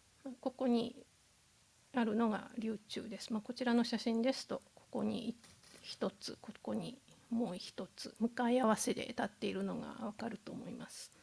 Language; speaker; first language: Japanese; native; Japanese